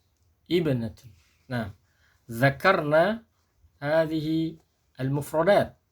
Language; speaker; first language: Arabic; non-native, fluent; Indonesian